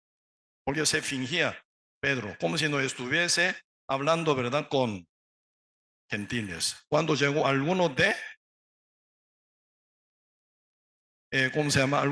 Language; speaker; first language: Spanish; non-native, learner; Korean